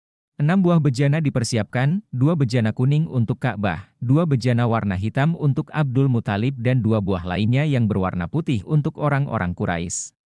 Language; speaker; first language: Indonesian; native; Indonesian